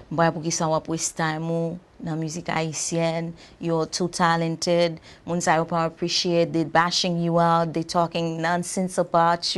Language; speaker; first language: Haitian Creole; early bilingual, heritage; Haitian Creole